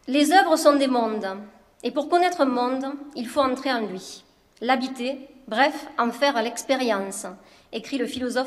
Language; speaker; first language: French; native; French